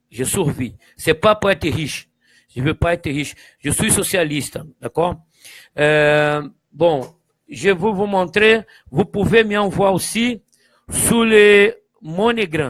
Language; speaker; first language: French; non-native, fluent; Portuguese